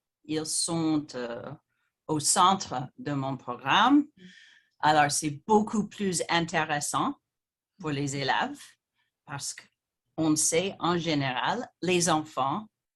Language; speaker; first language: French; non-native, fluent; English